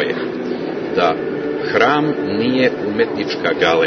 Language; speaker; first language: Russian; non-native, learner; Serbian